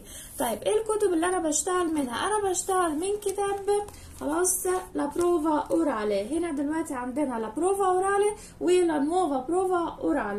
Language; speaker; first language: Arabic; native; Arabic